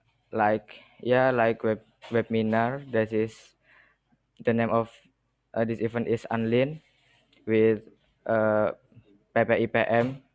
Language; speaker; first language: English; non-native, learner; Indonesian